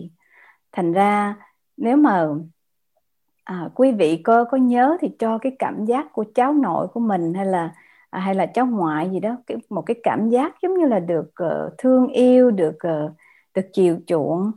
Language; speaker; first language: Vietnamese; native; Vietnamese